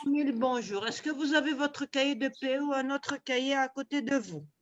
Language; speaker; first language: French; non-native, local second language; Arabic